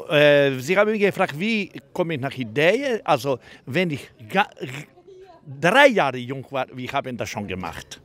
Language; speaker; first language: German; non-native, fluent; Croatian